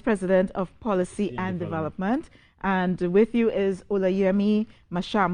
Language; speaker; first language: English; native; English